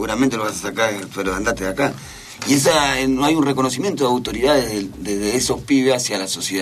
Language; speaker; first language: Spanish; native; Spanish